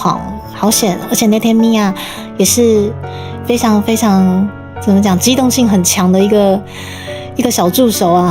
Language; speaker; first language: Chinese; native; Chinese